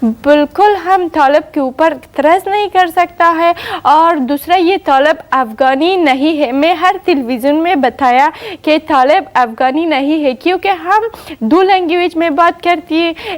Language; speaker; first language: Hindi; non-native, learner; Persian